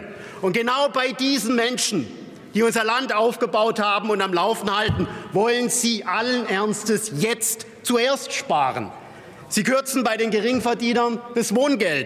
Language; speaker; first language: German; native; German